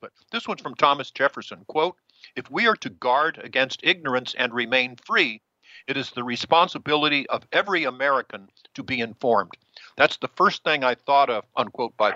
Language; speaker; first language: English; native; English